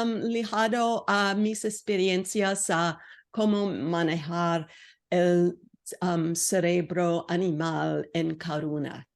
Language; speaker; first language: Spanish; non-native, learner; English